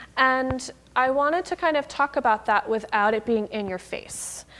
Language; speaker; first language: English; native; English